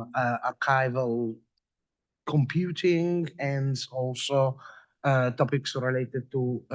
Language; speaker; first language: English; non-native, fluent; Italian